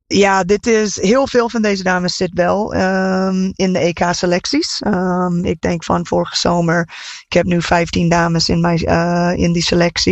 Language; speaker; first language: Dutch; non-native, fluent; English